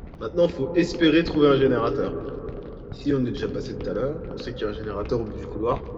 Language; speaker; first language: French; native; French